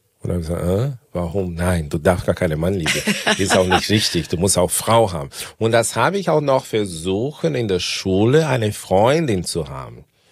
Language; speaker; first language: German; non-native, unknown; Portuguese